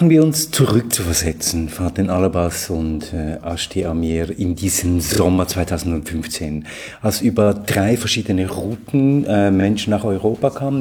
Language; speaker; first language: German; native; German